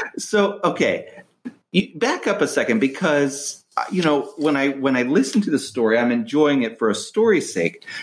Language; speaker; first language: English; native; English